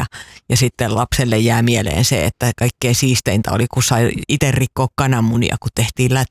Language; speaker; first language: Finnish; native; Finnish